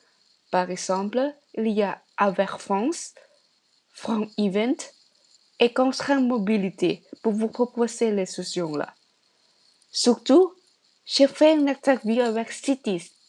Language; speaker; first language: French; non-native, fluent; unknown